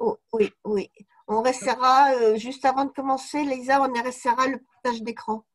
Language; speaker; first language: French; native; French